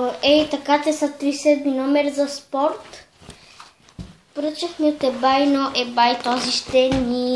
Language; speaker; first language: Bulgarian; early bilingual, heritage; Bulgarian